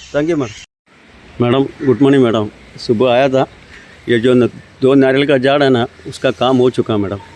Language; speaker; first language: Hindi; non-native, local second language; Malayalam